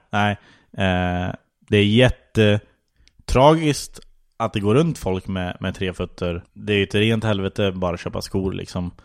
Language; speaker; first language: Swedish; native; Swedish